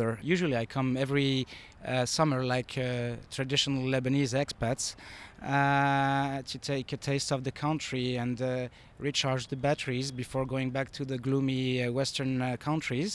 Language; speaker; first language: English; non-native, fluent; French